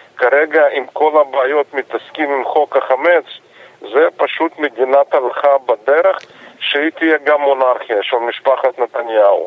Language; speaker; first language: Hebrew; non-native, fluent; Russian